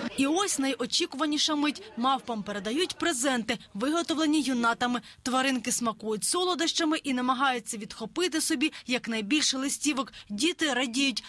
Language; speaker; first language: Ukrainian; native; Ukrainian